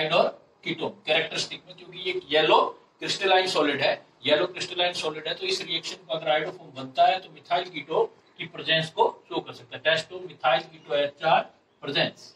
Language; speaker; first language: Hindi; native; Hindi